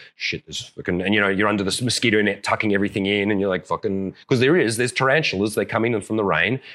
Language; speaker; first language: English; native; English